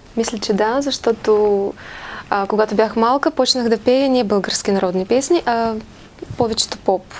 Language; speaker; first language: Bulgarian; early bilingual, heritage; Bulgarian